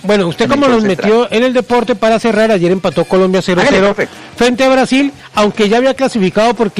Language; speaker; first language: Spanish; native; Spanish